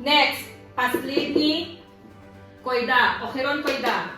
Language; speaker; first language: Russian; non-native, learner; Tajik